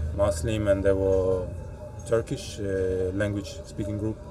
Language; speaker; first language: English; non-native, fluent; Russian